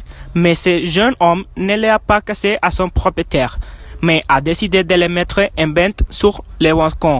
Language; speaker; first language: French; non-native, learner; Spanish